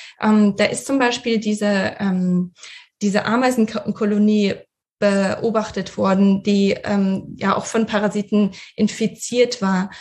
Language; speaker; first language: German; early bilingual, other home language; Russian